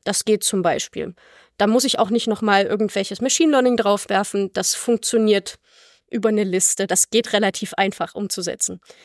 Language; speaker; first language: German; native; German